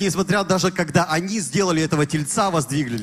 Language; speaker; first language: Russian; native; Russian